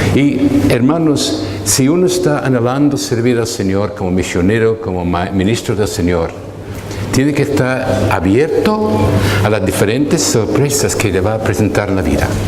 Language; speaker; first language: Spanish; non-native, fluent; English